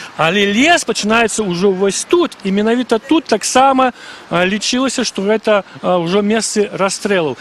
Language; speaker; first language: Belarusian; non-native, local second language; Russian